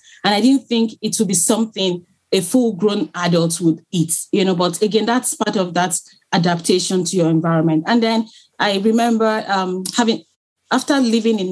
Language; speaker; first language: English; non-native, local second language; Igbo